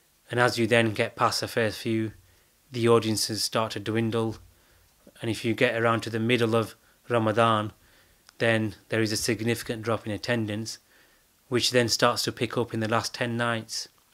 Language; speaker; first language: English; native; English